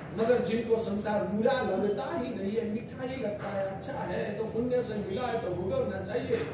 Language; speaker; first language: Hindi; non-native, local second language; Gujarati